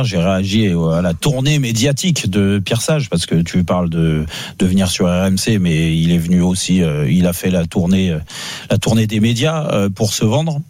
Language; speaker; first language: French; native; French